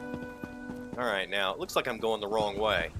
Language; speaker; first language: English; native; English